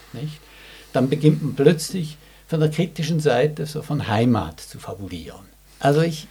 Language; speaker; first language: German; native; German